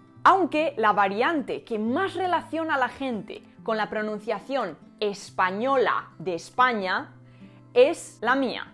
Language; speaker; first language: Spanish; native; Spanish